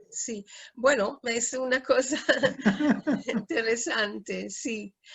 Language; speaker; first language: Spanish; early bilingual, heritage; Spanish